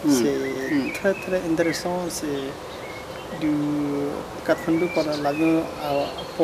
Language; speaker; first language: French; non-native, learner; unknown